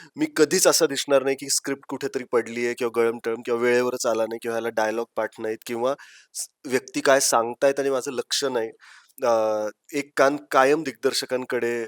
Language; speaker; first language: Marathi; native; Marathi